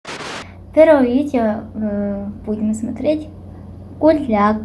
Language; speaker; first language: Russian; non-native, learner; Mongolian